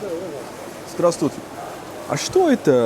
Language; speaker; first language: Russian; non-native, learner; Arabic